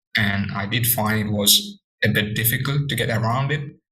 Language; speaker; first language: English; non-native, fluent; Morisyen